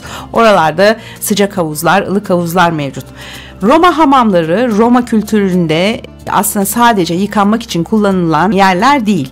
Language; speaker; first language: Turkish; native; Turkish